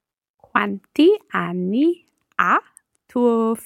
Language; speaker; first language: Italian; non-native, learner; English